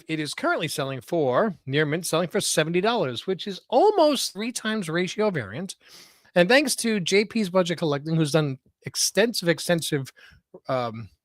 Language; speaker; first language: English; native; English